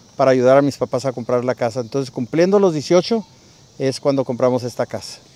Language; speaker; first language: Spanish; native; Spanish